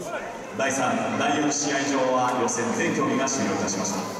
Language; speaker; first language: Japanese; native; Japanese